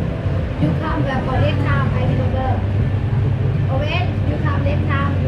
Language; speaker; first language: English; non-native, learner; Thai